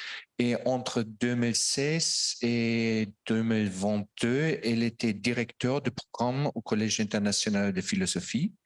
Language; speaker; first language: French; non-native, fluent; Italian